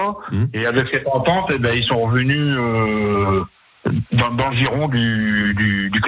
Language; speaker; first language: French; native; French